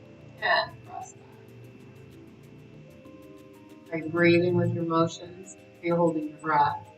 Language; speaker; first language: English; native; English